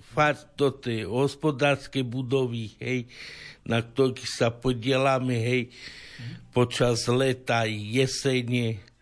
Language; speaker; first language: Slovak; native; Slovak